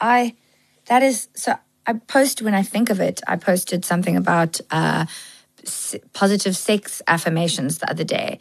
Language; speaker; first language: English; native; English